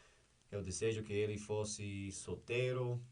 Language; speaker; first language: Portuguese; non-native, fluent; English